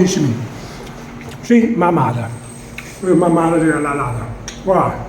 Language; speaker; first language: Chinese; non-native, fluent; Italian